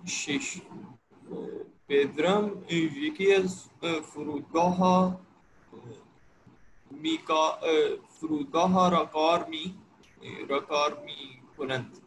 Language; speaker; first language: Persian; non-native, learner; Urdu